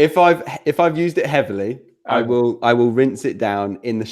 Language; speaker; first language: English; native; English